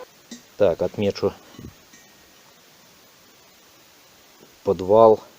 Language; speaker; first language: Russian; native; Russian